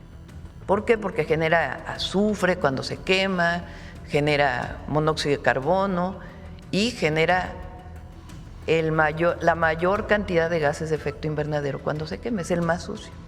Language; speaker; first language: Spanish; native; Spanish